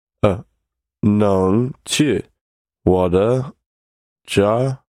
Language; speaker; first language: Chinese; non-native, learner; English